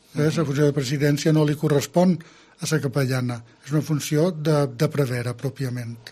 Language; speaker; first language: Catalan; native; Catalan